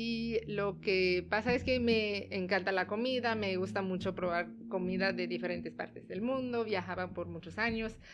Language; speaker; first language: Spanish; non-native, fluent; Tamil